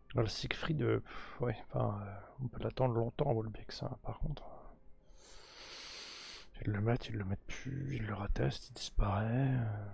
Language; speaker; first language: French; native; French